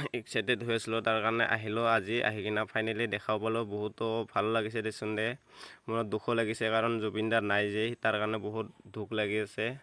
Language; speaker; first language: Assamese; native; Assamese